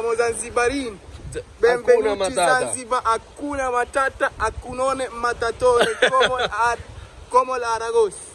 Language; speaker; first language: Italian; non-native, learner; Swahili